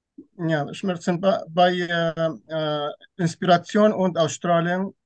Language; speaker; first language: German; non-native, fluent; Turkish